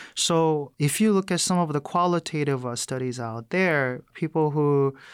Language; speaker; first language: English; non-native, fluent; Korean